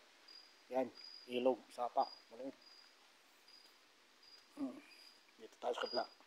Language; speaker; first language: Filipino; native; Filipino